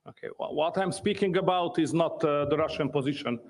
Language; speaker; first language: English; non-native, fluent; Hungarian